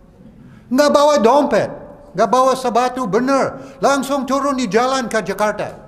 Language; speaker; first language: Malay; non-native, fluent; English